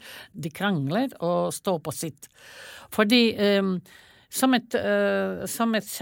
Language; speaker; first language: Norwegian; non-native, fluent; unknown